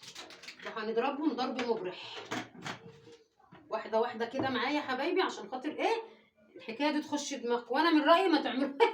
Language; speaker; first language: Arabic; native; Arabic